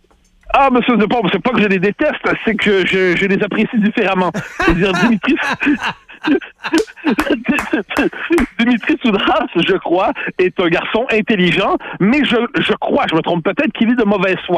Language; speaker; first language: French; native; French